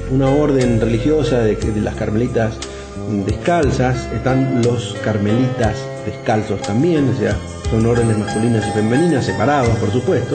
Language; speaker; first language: Spanish; native; Spanish